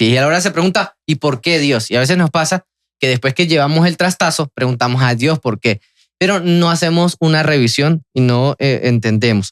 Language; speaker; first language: Spanish; native; Spanish